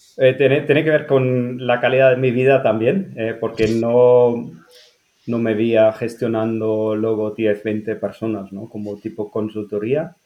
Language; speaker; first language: Spanish; non-native, fluent; German